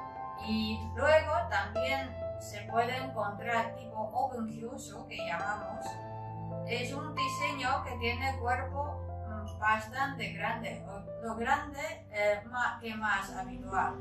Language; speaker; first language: Spanish; non-native, learner; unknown